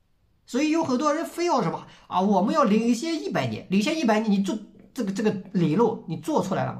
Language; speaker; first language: Chinese; native; Chinese